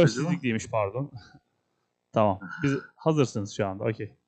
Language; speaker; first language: Turkish; native; Turkish